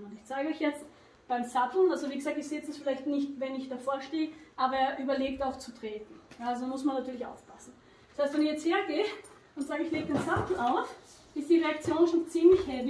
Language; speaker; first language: German; native; German